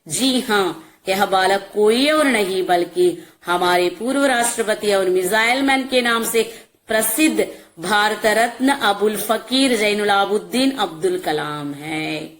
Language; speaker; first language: Hindi; non-native, local second language; Telugu